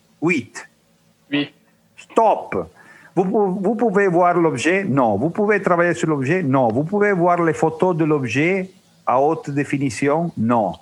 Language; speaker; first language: French; non-native, learner; Italian